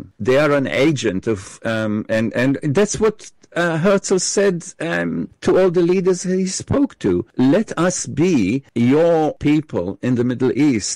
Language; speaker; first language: English; non-native, fluent; Hebrew